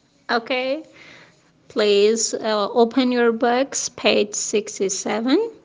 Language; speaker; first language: English; non-native, fluent; Persian